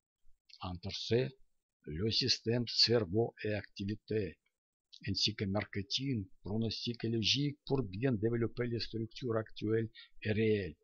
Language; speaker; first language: French; non-native, learner; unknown